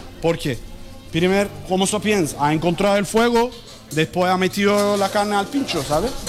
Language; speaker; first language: Spanish; non-native, learner; Turkish